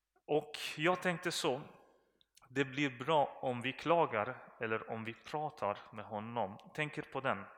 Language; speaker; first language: Swedish; non-native, learner; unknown